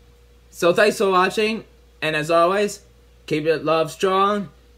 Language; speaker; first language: English; native; English